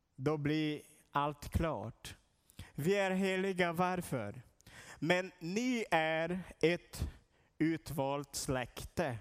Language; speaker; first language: Swedish; non-native, learner; Portuguese